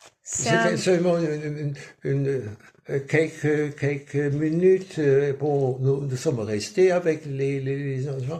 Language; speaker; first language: French; non-native, fluent; German